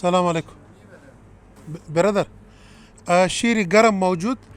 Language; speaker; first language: Persian; non-native, learner; Pashto